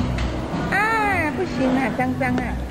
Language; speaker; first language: Chinese; native; Chinese